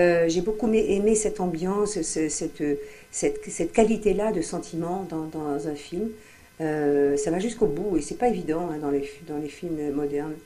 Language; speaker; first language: French; native; French